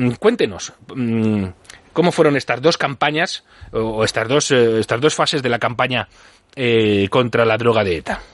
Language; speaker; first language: Spanish; native; Spanish